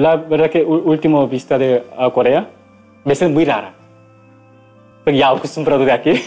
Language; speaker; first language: Spanish; non-native, learner; Korean